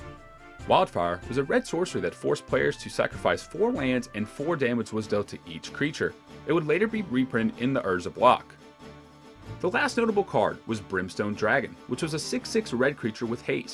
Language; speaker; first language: English; native; English